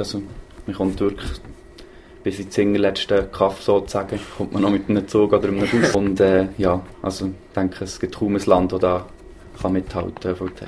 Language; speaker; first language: German; native; German